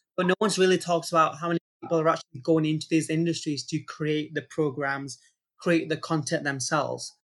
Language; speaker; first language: English; native; English